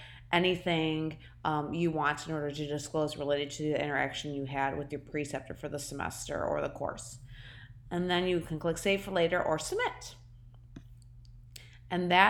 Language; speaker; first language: English; native; English